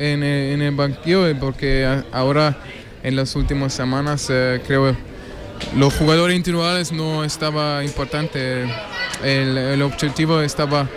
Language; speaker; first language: Spanish; non-native, learner; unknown